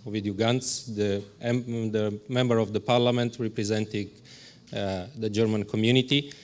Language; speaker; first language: English; non-native, fluent; Romanian